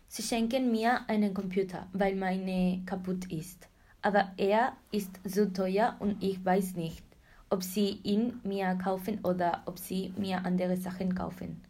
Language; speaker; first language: German; non-native, learner; Spanish